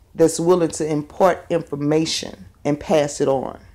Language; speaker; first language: English; native; English